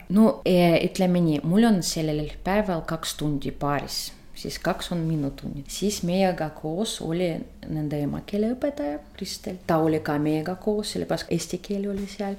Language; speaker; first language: Estonian; non-native, fluent; Russian